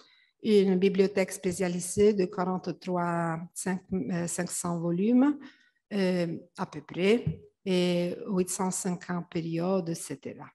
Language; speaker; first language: French; non-native, fluent; Italian